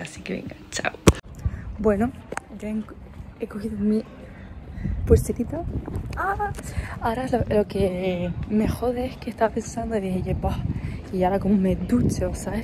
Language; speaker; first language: Spanish; native; Spanish